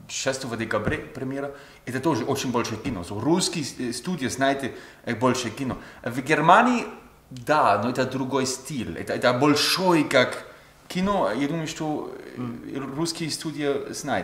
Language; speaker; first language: Russian; non-native, learner; German